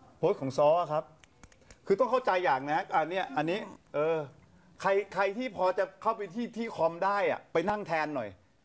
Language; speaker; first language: Thai; native; Thai